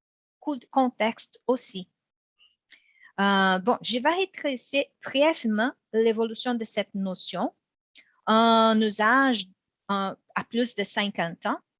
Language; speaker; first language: French; non-native, fluent; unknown